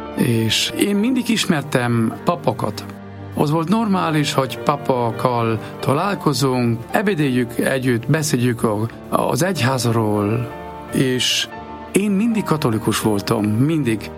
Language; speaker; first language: Hungarian; non-native, fluent; German